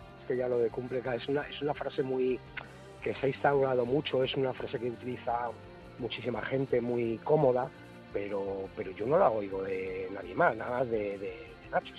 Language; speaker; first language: Spanish; native; Spanish